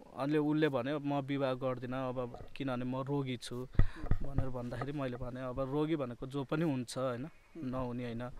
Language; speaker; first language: Nepali; native; Nepali